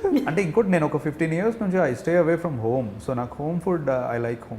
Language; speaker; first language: Telugu; native; Telugu